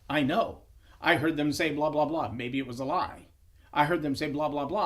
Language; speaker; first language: English; native; English